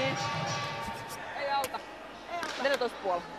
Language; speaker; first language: Finnish; native; Finnish